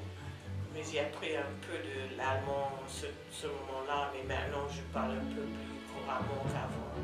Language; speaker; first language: French; non-native, fluent; English